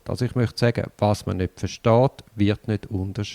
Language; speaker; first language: German; native; German